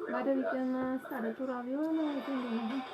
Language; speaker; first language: Norwegian; non-native, learner; Spanish